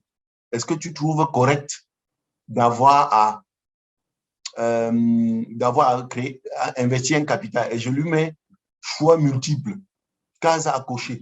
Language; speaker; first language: French; non-native, local second language; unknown